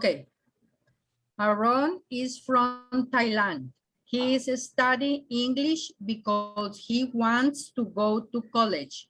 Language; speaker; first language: English; non-native, learner; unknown